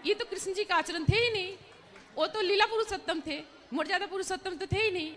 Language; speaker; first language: Hindi; non-native, local second language; Bangla